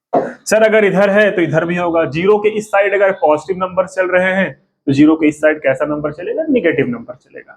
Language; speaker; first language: Hindi; native; Hindi